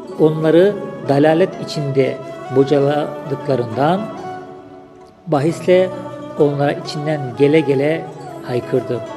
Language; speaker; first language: Turkish; native; Turkish